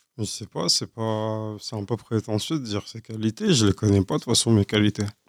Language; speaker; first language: French; native; French